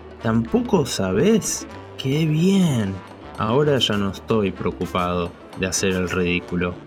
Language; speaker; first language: Spanish; early bilingual, heritage; Spanish